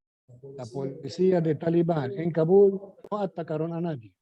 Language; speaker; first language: Spanish; non-native, fluent; Arabic